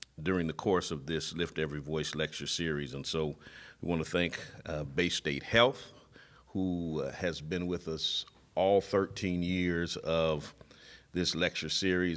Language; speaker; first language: English; native; English